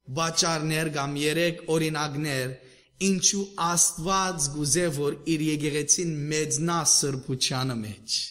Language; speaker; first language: Armenian; early bilingual, heritage; Armenian